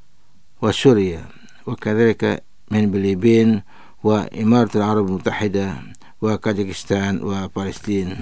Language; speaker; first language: Arabic; non-native, fluent; Indonesian